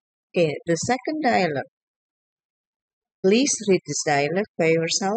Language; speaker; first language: English; non-native, fluent; Indonesian